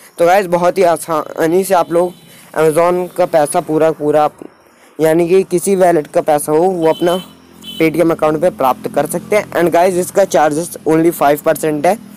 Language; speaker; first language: Hindi; native; Hindi